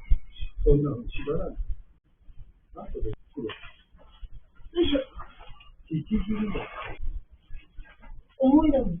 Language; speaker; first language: Japanese; native; Japanese